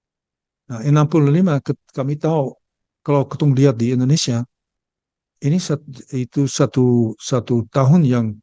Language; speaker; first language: Indonesian; early bilingual, heritage; Dutch